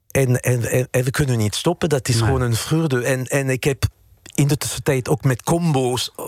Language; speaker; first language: Dutch; non-native, fluent; French